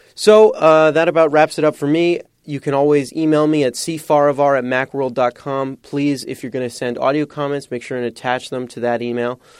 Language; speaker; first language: English; native; English